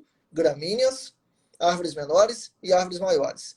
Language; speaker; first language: Portuguese; native; Portuguese